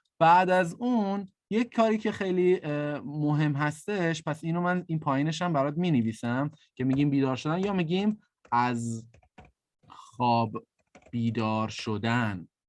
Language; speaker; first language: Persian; native; Persian